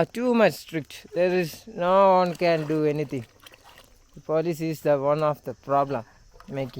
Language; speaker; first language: English; non-native, learner; Malayalam